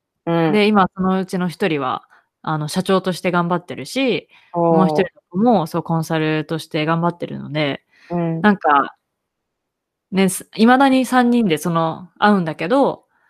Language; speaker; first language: Japanese; native; Japanese